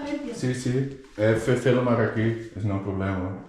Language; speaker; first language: Spanish; non-native, learner; Dutch